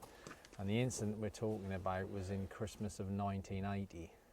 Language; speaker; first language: English; native; English